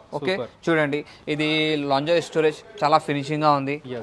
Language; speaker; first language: Telugu; non-native, local second language; Urdu